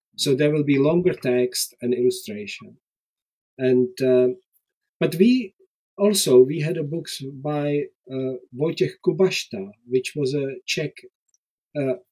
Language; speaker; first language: English; non-native, fluent; Czech